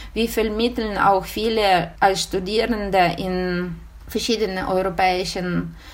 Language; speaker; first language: German; non-native, fluent; Ukrainian